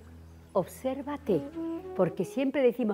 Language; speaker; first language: Spanish; native; Spanish